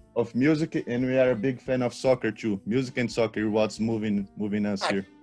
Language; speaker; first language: English; non-native, learner; Portuguese